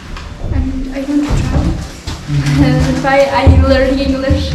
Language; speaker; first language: English; non-native, learner; Uzbek